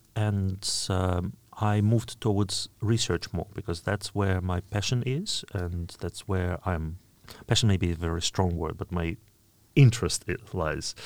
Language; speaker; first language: English; non-native, fluent; Russian